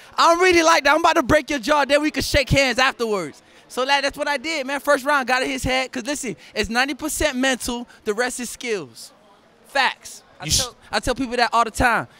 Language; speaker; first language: English; native; English